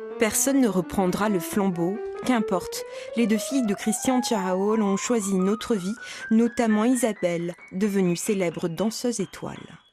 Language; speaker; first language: French; native; French